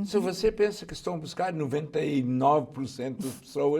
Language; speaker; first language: Portuguese; early bilingual, heritage; Portuguese